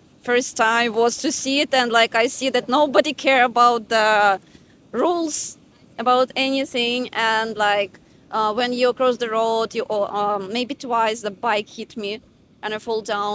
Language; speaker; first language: English; non-native, learner; Russian